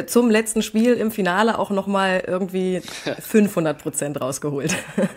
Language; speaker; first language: German; native; German